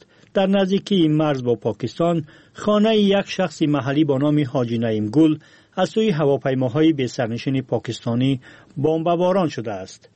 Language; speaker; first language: Persian; native; Persian